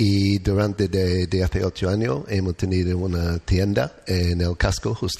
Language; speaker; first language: Spanish; non-native, learner; English